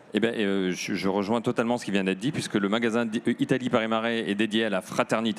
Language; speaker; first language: French; native; French